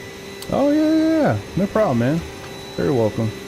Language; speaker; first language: English; native; English